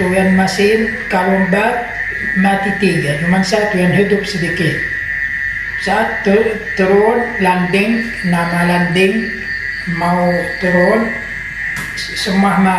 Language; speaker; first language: Indonesian; non-native, learner; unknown